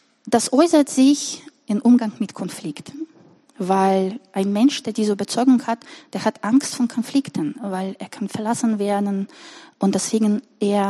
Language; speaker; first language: German; non-native, fluent; Russian